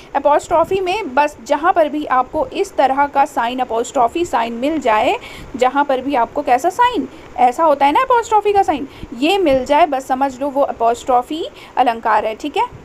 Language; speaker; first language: Hindi; native; Hindi